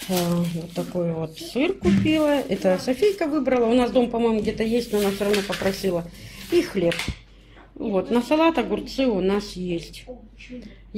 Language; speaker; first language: Russian; native; Russian